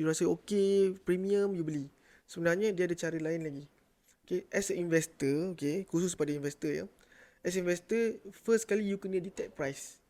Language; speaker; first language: Malay; native; Malay